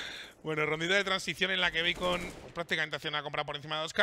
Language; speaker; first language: Spanish; native; Spanish